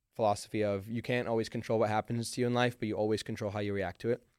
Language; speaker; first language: English; early bilingual, other home language; Hindi